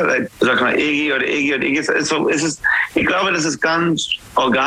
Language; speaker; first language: German; non-native, fluent; English